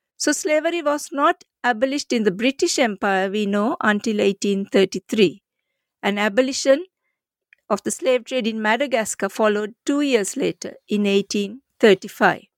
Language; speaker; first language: English; non-native, local second language; Sinhala